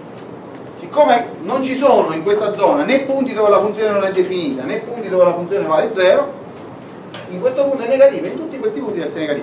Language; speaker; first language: Italian; native; Italian